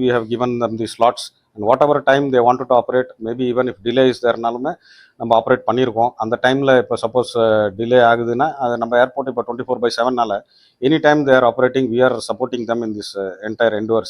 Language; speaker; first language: English; non-native, local second language; Tamil